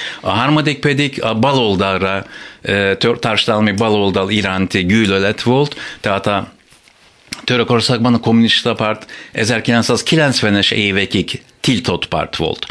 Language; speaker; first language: Hungarian; non-native, fluent; Turkish